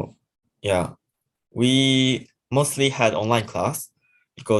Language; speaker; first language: English; non-native, learner; Japanese